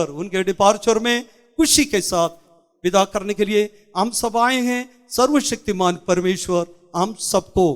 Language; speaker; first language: Hindi; non-native, local second language; Malayalam